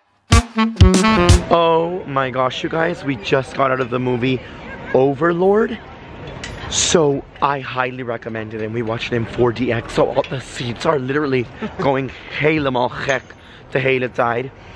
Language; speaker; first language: English; native; English